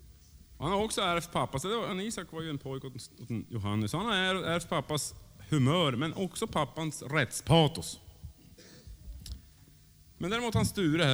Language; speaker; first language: Swedish; native; Swedish